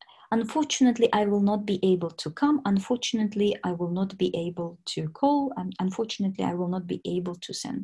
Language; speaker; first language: English; non-native, fluent; Russian